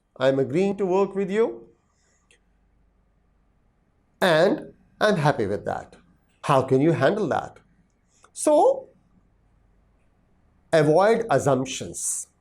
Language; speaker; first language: English; non-native, local second language; Hindi